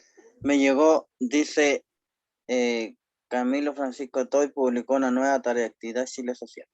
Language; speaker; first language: Spanish; native; Spanish